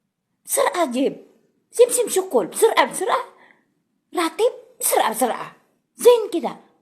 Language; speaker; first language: Arabic; non-native, learner; Oromo